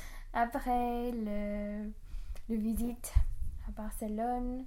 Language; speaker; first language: French; non-native, learner; English